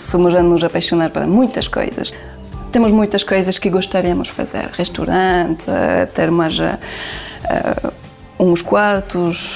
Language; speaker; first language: Portuguese; non-native, learner; French